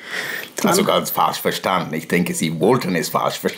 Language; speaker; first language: German; non-native, fluent; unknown